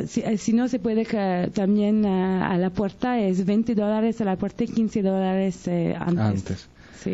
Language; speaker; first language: Spanish; early bilingual, heritage; Spanish